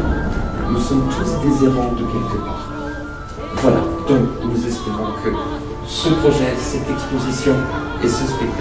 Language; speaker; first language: French; native; French